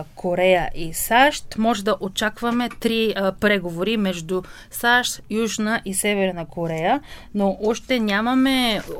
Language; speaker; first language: Bulgarian; non-native, fluent; Korean